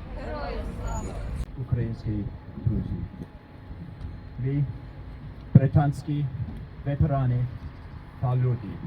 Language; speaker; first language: Ukrainian; non-native, learner; English